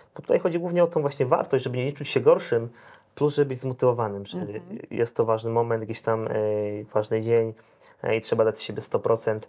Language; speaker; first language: Polish; native; Polish